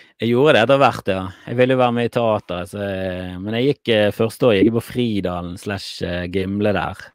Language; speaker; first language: Norwegian; native; Norwegian